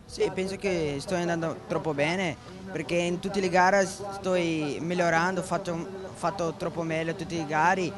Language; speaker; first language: Italian; non-native, learner; Portuguese